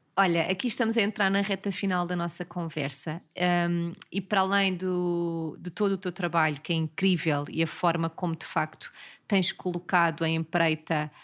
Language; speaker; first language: Portuguese; native; Portuguese